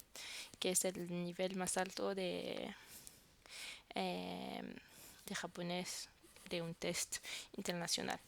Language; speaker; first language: Spanish; non-native, fluent; French